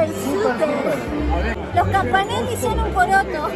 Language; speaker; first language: Spanish; native; Spanish